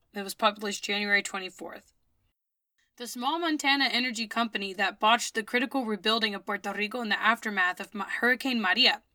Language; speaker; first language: English; early bilingual, other home language; Spanish